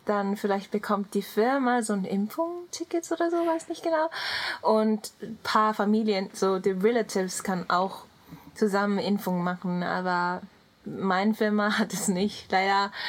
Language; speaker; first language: German; non-native, learner; Japanese